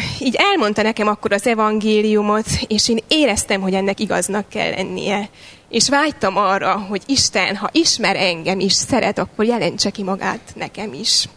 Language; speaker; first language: Hungarian; native; Hungarian